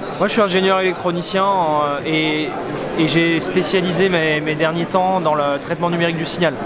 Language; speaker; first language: French; native; French